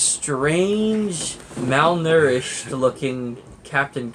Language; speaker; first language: English; native; English